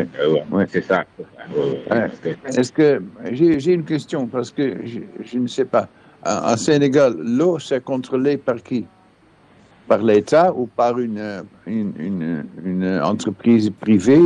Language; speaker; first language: French; non-native, fluent; Dutch